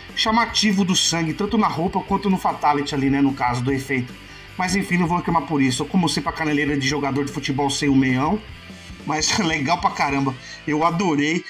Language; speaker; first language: Portuguese; native; Portuguese